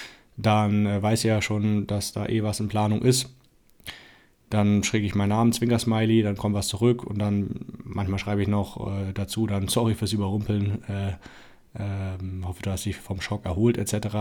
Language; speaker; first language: German; native; German